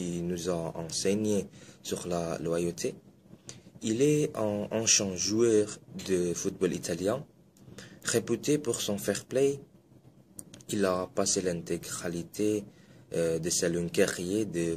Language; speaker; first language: French; non-native, fluent; Indonesian